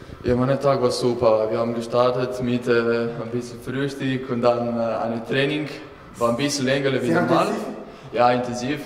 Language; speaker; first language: German; non-native, learner; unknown